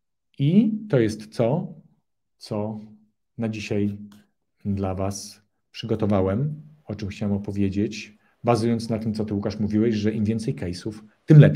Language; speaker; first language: Polish; native; Polish